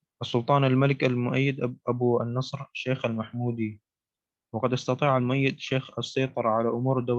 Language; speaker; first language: Arabic; non-native, learner; Indonesian